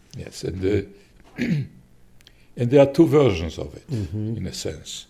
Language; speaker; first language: English; non-native, fluent; Slovak